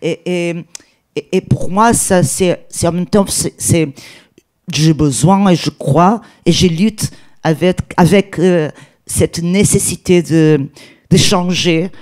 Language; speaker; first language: French; non-native, learner; Portuguese